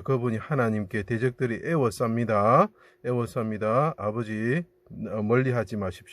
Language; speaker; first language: Korean; native; Korean